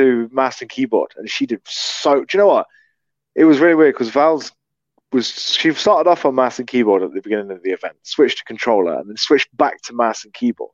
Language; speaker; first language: English; native; English